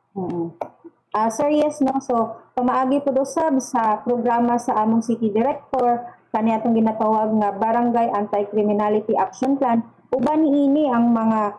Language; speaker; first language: Cebuano; native; Cebuano